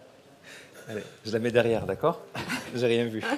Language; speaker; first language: French; native; French